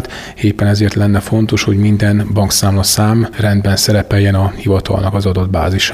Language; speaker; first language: Hungarian; native; Hungarian